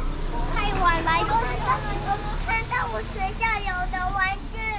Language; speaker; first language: Chinese; early bilingual, heritage; Chinese